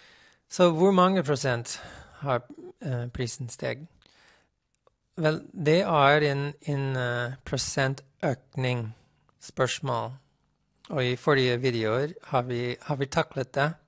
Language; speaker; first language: Norwegian; non-native, fluent; English